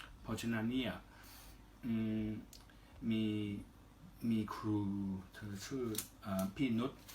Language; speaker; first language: Thai; non-native, fluent; English